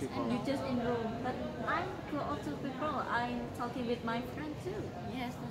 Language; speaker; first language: English; non-native, learner; Indonesian